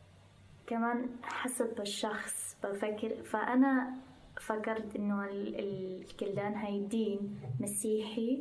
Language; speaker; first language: Arabic; non-native, fluent; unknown